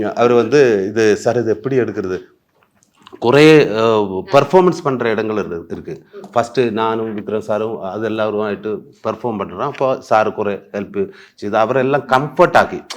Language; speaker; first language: Tamil; non-native, learner; Malayalam